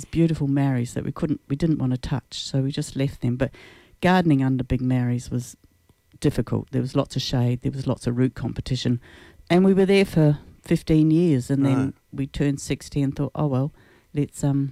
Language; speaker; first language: English; native; English